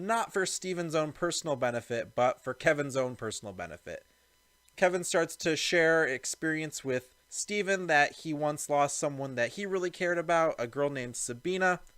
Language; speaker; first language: English; native; English